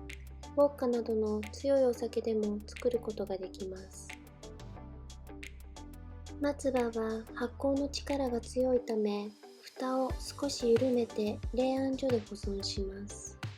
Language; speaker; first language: Japanese; native; Japanese